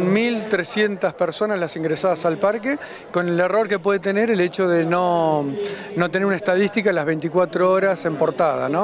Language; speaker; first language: Spanish; native; Spanish